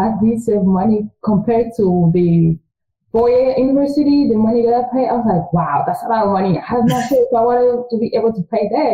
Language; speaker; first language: English; early bilingual, other home language; French